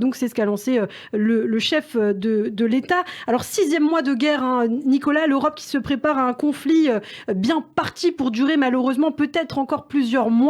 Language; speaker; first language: French; native; French